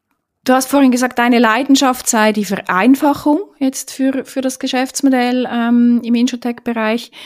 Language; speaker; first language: German; native; German